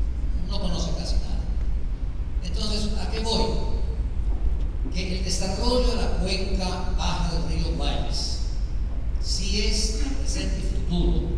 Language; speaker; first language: Spanish; native; Spanish